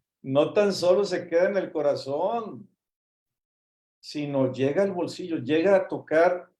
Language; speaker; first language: Spanish; native; Spanish